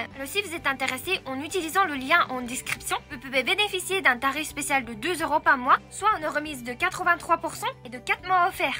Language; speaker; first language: French; non-native, fluent; Japanese